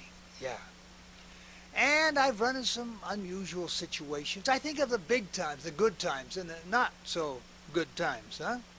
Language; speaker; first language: English; native; English